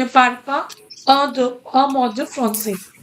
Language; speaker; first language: French; non-native, fluent; Hindi